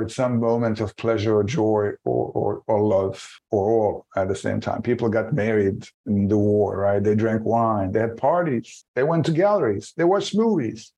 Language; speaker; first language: English; non-native, fluent; Bosnian